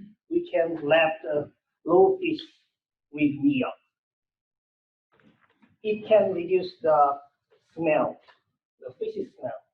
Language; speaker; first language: English; non-native, learner; Korean